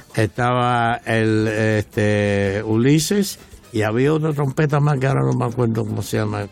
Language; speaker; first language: Spanish; native; Spanish